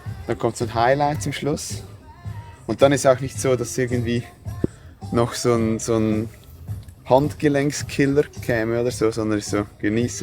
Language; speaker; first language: German; native; German